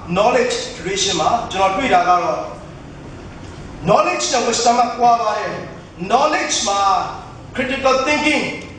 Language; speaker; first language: Burmese; non-native, local second language; Tedim Chin